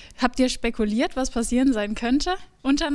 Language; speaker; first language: German; native; German